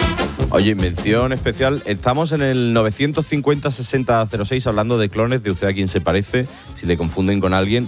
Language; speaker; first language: Spanish; native; Spanish